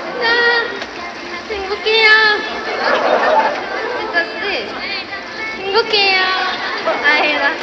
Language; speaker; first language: Korean; non-native, fluent; Japanese